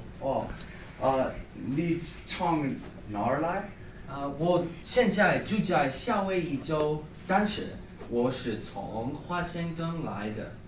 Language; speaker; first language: Chinese; non-native, learner; English